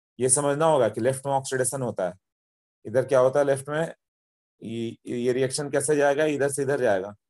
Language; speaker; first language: Hindi; native; Hindi